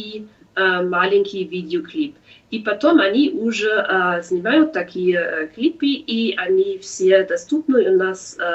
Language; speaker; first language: Russian; non-native, fluent; German